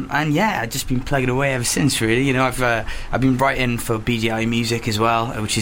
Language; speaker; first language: English; native; English